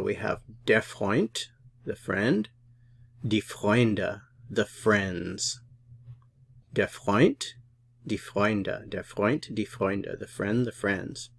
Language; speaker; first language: German; non-native, fluent; English